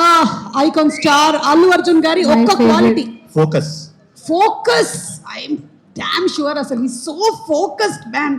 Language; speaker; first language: Telugu; native; Telugu